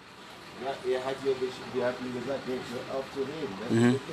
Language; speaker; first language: German; non-native, fluent; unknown